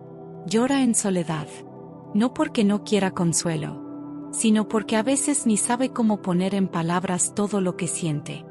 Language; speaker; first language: Spanish; native; Spanish